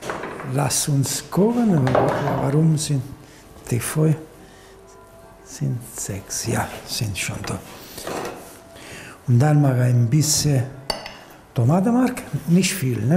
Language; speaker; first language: German; non-native, learner; Italian